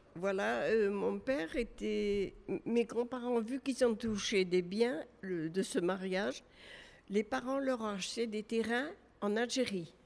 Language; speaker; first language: French; native; French